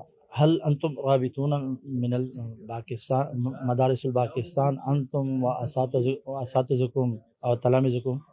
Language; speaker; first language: Arabic; non-native, learner; Urdu